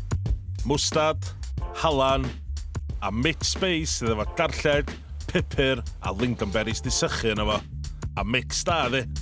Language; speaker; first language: Welsh; native; Welsh